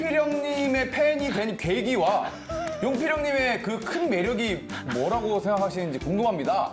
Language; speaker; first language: Korean; native; Korean